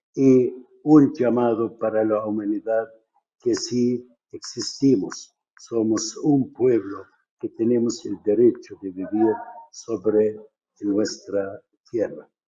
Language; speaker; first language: Spanish; non-native, fluent; Arabic